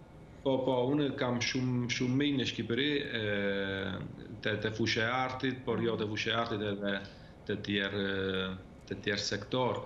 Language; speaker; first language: Albanian; early bilingual, heritage; Albanian